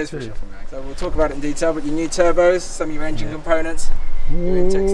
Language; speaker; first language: English; native; English